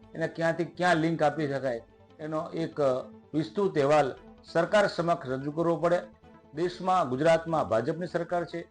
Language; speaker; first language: Gujarati; non-native, local second language; Rathawi